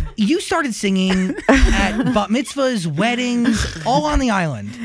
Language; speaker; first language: English; native; English